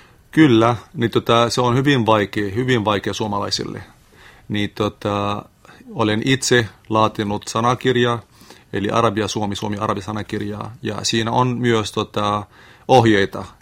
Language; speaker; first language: Finnish; non-native, fluent; Arabic